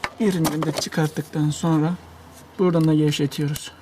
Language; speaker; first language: Turkish; native; Turkish